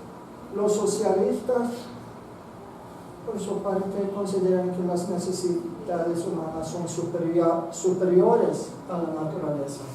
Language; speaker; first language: Spanish; non-native, fluent; Swedish